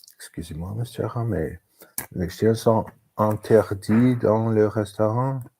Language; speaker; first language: French; non-native, learner; English